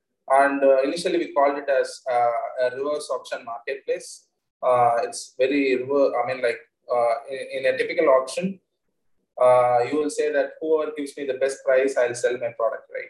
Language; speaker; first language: English; non-native, local second language; Tamil